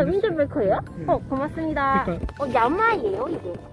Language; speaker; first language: Korean; non-native, learner; Cantonese